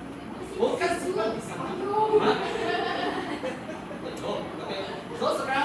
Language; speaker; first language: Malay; non-native, local second language; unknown